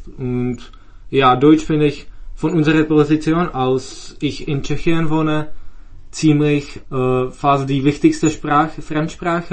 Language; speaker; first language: German; non-native, fluent; Czech